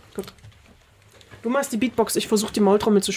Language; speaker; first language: German; native; German